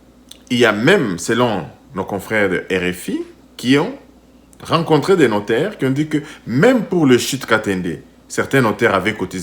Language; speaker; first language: French; non-native, local second language; Lingala